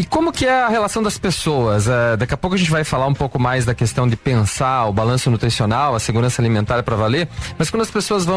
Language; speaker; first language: Portuguese; native; Portuguese